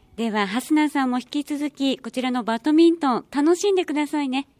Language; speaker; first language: Japanese; native; Japanese